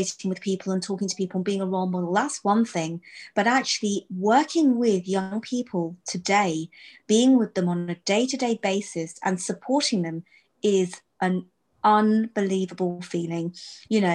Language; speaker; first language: English; native; English